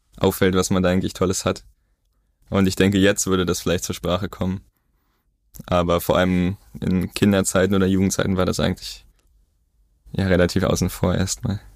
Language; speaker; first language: German; native; German